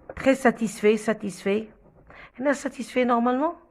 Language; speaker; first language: French; non-native, local second language; Arabic